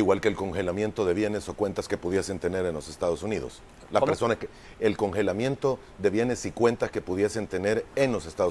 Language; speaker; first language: Spanish; native; Spanish